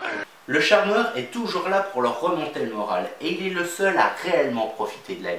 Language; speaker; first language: French; native; French